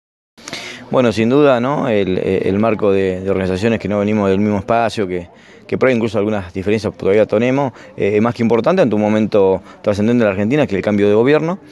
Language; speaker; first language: Spanish; native; Spanish